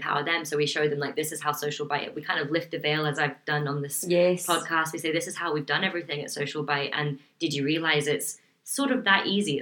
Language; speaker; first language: English; native; English